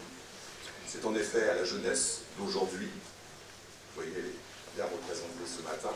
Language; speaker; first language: French; native; French